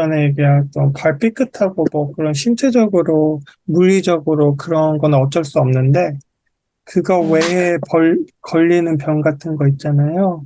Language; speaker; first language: Korean; native; Korean